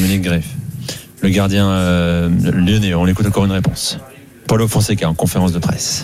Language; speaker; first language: French; native; French